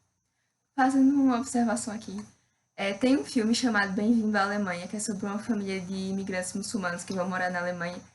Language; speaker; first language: Portuguese; native; Portuguese